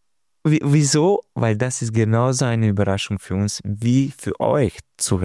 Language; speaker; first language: German; non-native, learner; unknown